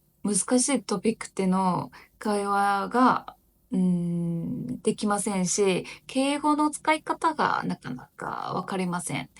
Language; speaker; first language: Japanese; non-native, learner; Chinese